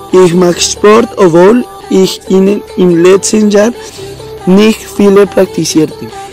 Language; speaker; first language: German; non-native, learner; Spanish